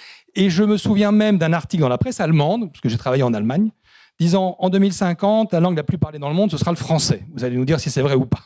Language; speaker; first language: French; native; French